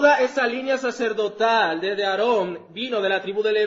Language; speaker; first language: Spanish; native; Spanish